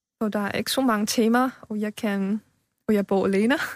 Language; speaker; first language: Danish; non-native, learner; Chinese